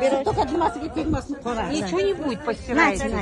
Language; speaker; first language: Russian; non-native, local second language; Uzbek